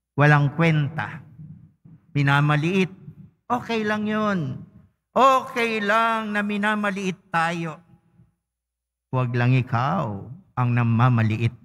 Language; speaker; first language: Filipino; native; Filipino